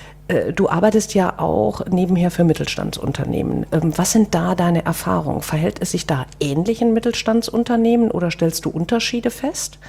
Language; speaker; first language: German; native; German